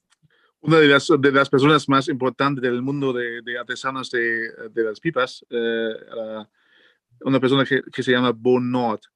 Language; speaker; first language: Spanish; non-native, fluent; German